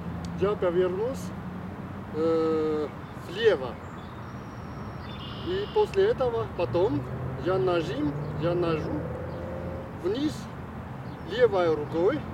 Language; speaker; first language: Russian; non-native, learner; Chinese